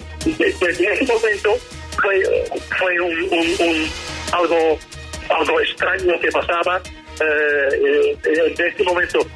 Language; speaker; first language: Spanish; non-native, learner; Dutch